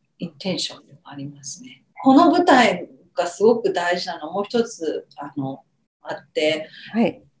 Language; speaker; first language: Japanese; native; Japanese